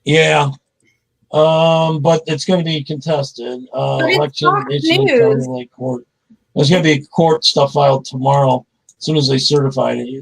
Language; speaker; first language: English; native; English